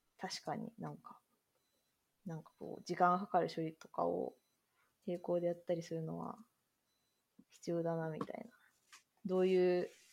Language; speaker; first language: Japanese; native; Japanese